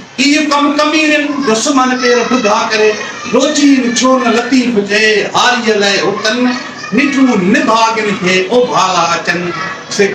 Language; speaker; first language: Urdu; non-native, local second language; Sindhi